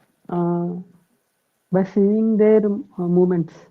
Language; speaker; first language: English; non-native, learner; Telugu